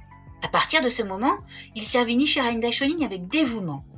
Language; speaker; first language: French; native; French